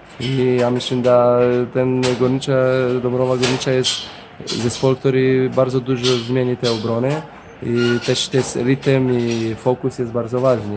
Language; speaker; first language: Polish; non-native, learner; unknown